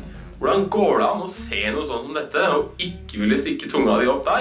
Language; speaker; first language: Norwegian; native; Norwegian